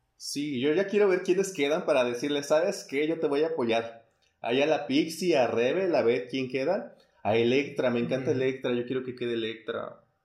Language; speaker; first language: Spanish; native; Spanish